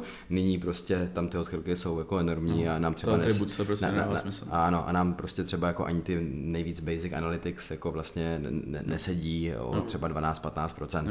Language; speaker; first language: Czech; native; Czech